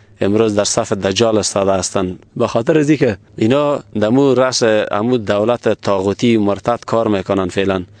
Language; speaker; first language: Persian; native; Persian